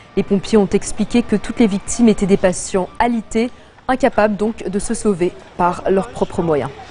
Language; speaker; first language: French; non-native, local second language; Arabic